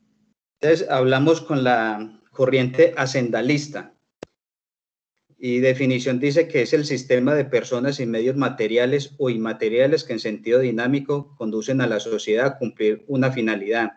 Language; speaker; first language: Spanish; native; Spanish